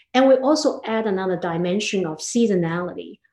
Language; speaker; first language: English; non-native, fluent; Chinese